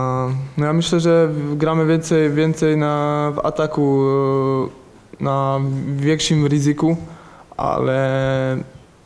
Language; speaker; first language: Polish; non-native, learner; Slovak